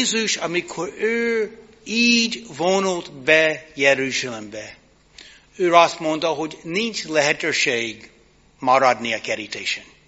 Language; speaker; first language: Hungarian; non-native, fluent; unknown